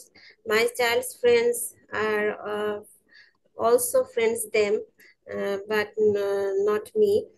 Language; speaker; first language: English; non-native, learner; Bangla